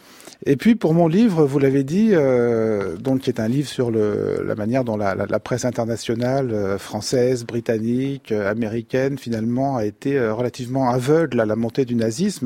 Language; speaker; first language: French; native; French